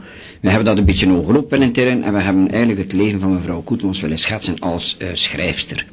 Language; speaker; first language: Dutch; native; Dutch